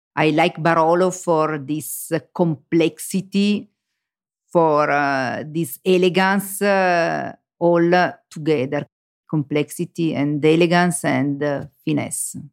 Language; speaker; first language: English; non-native, learner; Italian